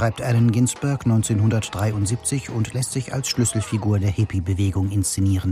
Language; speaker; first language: German; native; German